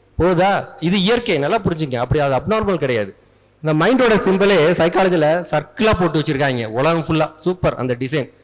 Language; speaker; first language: Tamil; native; Tamil